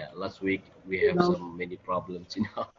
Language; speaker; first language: English; non-native, learner; Indonesian